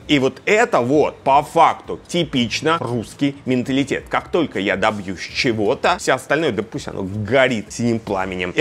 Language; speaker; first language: Russian; native; Russian